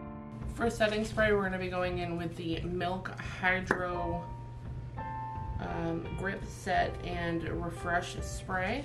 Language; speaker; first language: English; native; English